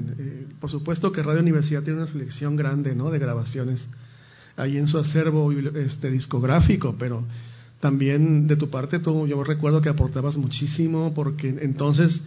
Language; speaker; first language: Spanish; native; Spanish